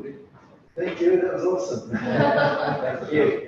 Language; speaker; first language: English; native; English